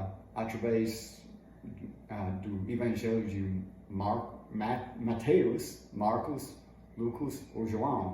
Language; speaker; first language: Portuguese; non-native, fluent; English